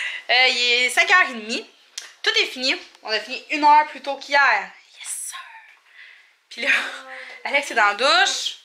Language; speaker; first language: French; native; French